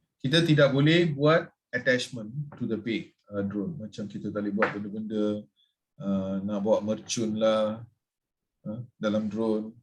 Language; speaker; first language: Malay; non-native, local second language; Tamil